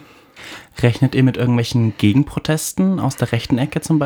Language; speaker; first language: German; native; German